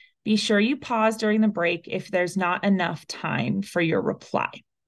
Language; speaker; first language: English; early bilingual, other home language; Spanish